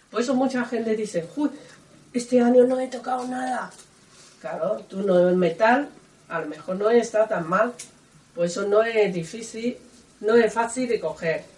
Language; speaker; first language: Spanish; non-native, learner; Chinese